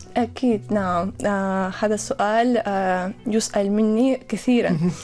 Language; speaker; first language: Arabic; non-native, fluent; Tatar